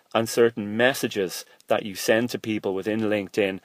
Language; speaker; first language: English; native; English